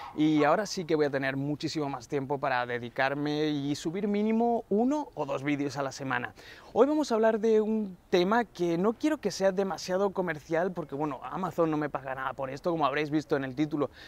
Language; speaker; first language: Spanish; native; Spanish